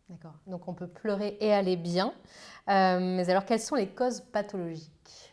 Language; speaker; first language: French; native; French